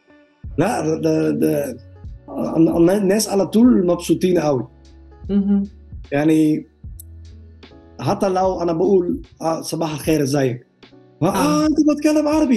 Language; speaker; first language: Arabic; non-native, learner; Dutch